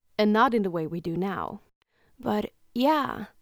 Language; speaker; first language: English; non-native, fluent; Swedish